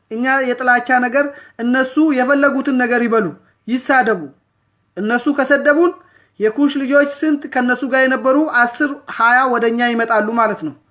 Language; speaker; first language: Amharic; non-native, local second language; Oromo